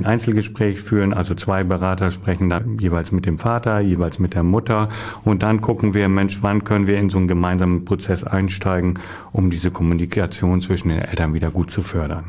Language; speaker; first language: German; native; German